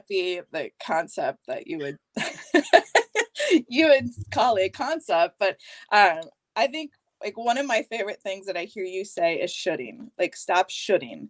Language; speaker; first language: English; native; English